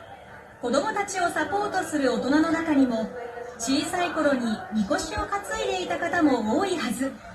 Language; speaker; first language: Japanese; native; Japanese